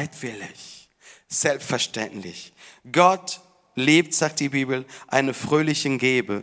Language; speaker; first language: German; non-native, fluent; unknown